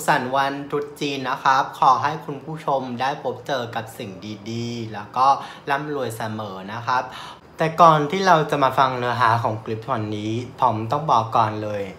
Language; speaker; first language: Thai; non-native, fluent; Vietnamese